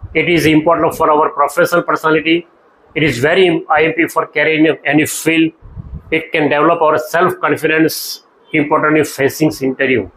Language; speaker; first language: English; non-native, local second language; Gujarati